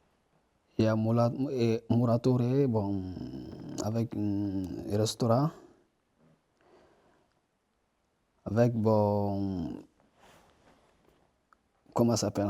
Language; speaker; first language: French; non-native, learner; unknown